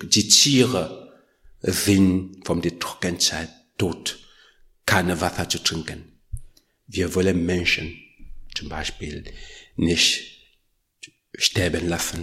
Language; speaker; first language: German; non-native, learner; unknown